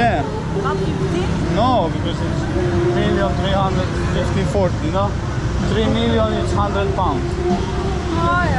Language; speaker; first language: English; non-native, fluent; Polish